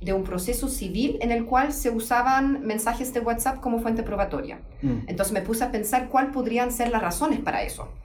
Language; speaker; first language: Spanish; non-native, fluent; German